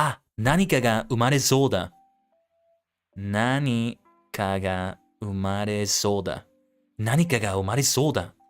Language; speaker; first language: Japanese; non-native, learner; English